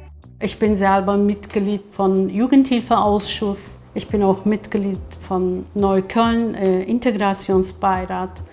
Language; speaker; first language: German; non-native, fluent; Kurdish